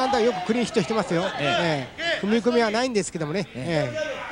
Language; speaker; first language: Japanese; native; Japanese